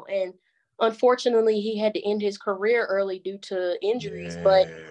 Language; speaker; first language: English; native; English